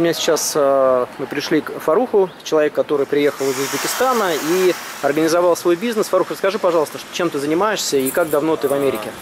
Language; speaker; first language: Russian; native; Russian